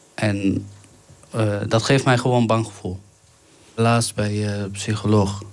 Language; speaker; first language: Dutch; non-native, fluent; Arabic